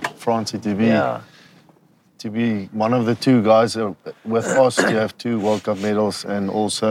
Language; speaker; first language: English; non-native, local second language; Afrikaans